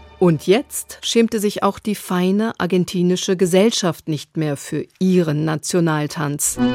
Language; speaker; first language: German; native; German